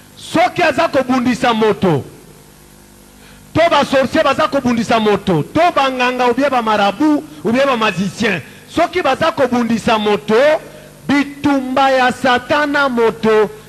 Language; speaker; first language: Lingala; native; Lingala